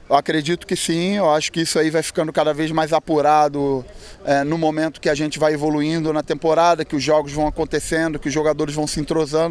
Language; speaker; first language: Portuguese; native; Portuguese